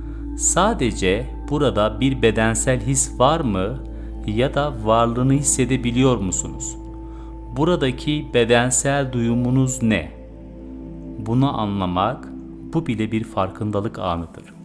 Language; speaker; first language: Turkish; native; Turkish